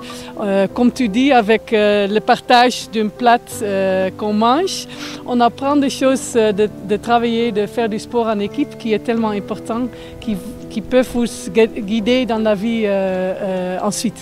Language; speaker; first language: French; non-native, fluent; Dutch